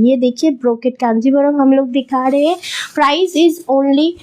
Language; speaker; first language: Hindi; non-native, local second language; Bangla